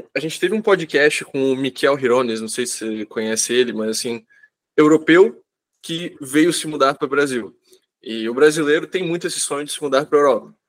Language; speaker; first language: Portuguese; native; Portuguese